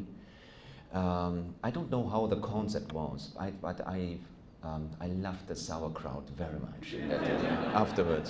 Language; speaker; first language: English; non-native, fluent; German